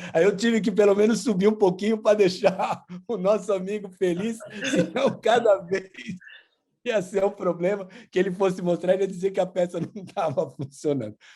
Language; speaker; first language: Portuguese; native; Portuguese